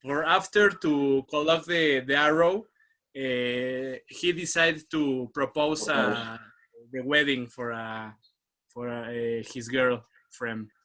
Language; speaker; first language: English; non-native, learner; Spanish